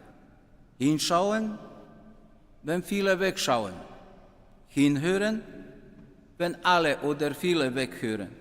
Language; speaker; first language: German; non-native, fluent; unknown